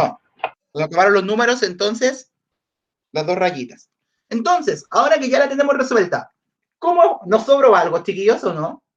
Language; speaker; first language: Spanish; native; Spanish